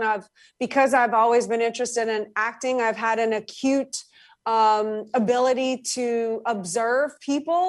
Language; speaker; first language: English; native; English